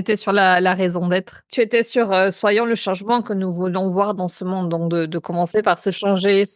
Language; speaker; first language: French; native; French